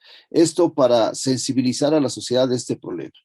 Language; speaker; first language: Spanish; native; Spanish